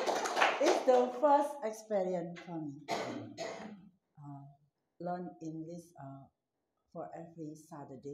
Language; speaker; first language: English; non-native, learner; Indonesian